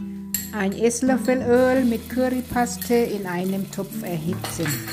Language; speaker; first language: German; non-native, fluent; Thai